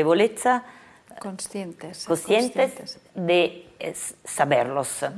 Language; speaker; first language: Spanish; non-native, fluent; Italian